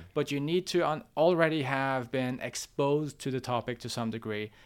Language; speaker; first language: English; non-native, fluent; Norwegian